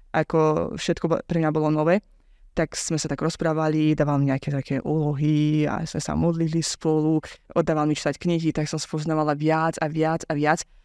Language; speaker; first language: Slovak; non-native, fluent; Azerbaijani